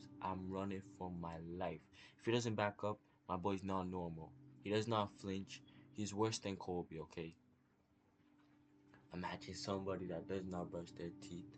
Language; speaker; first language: English; native; English